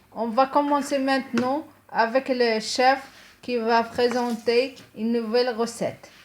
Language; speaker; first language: French; non-native, local second language; Arabic